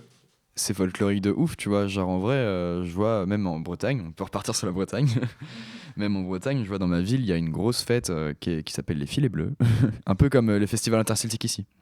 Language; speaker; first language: French; native; French